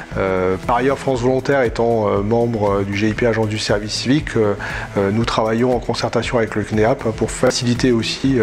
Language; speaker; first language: French; native; French